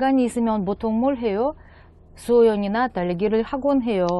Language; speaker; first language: Korean; non-native, fluent; Russian